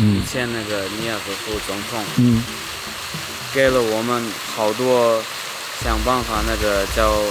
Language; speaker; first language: Chinese; non-native, learner; Turkmen